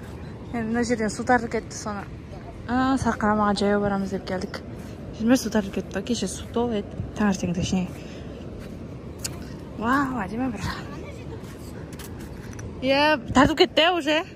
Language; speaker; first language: Kazakh; native; Kazakh